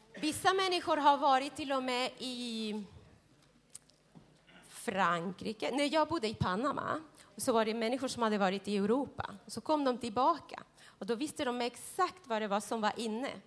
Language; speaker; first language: Swedish; non-native, fluent; Spanish